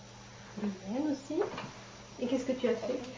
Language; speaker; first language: French; native; French